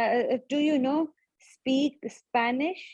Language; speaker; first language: English; non-native, learner; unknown